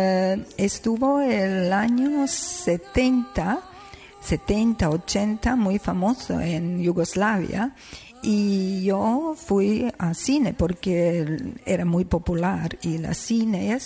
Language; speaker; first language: Spanish; non-native, learner; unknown